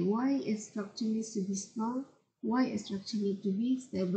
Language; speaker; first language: English; non-native, local second language; Malay